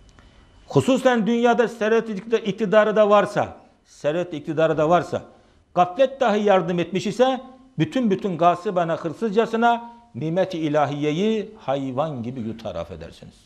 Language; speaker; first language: Turkish; native; Turkish